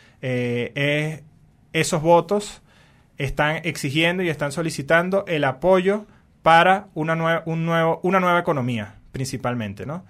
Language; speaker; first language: Spanish; native; Spanish